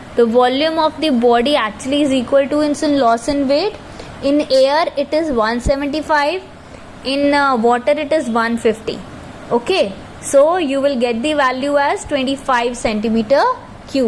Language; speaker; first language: English; non-native, local second language; Hindi